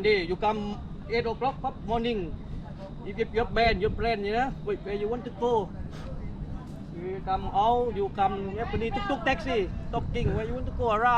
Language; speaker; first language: English; non-native, learner; Thai